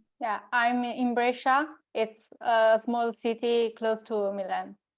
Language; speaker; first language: English; non-native, fluent; Italian